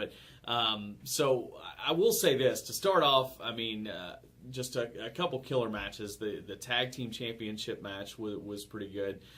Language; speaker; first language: English; native; English